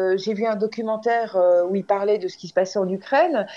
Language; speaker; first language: French; native; French